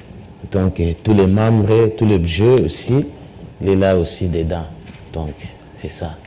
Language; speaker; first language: French; non-native, local second language; Kongo